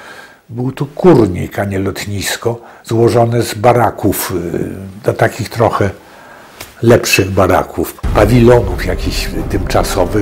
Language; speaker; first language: Polish; native; Polish